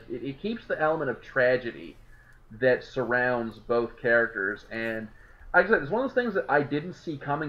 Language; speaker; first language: English; native; English